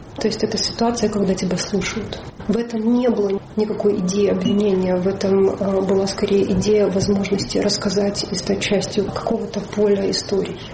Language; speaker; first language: Russian; native; Russian